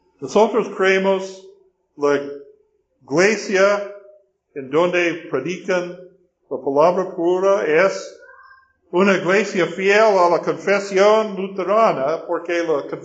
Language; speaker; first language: Spanish; non-native, fluent; English